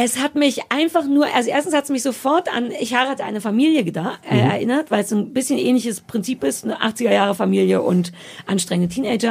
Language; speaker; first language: German; native; German